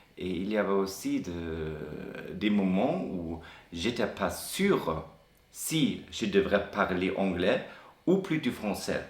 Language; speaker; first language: French; non-native, fluent; German